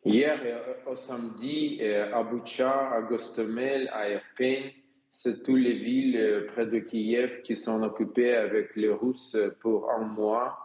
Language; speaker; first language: French; non-native, learner; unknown